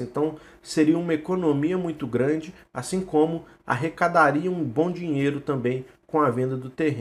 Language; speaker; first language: Portuguese; native; Portuguese